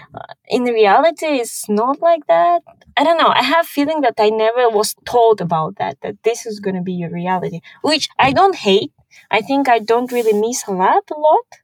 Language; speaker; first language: English; non-native, fluent; Kazakh